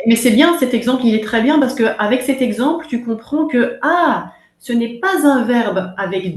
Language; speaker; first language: French; native; French